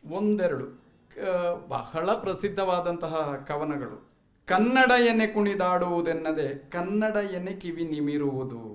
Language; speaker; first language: Kannada; non-native, local second language; Malayalam